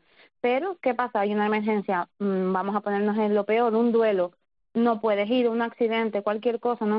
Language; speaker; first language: Spanish; native; Spanish